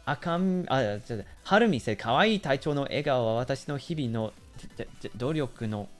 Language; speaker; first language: Japanese; early bilingual, other home language; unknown